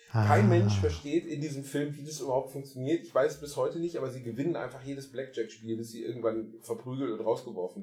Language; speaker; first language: German; native; German